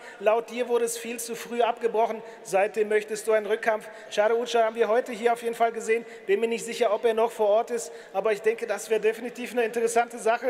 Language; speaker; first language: German; native; German